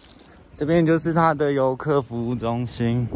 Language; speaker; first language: Chinese; native; Chinese